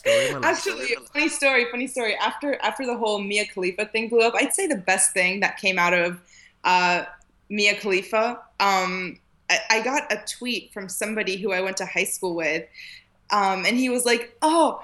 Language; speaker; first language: English; early bilingual, other home language; Arabic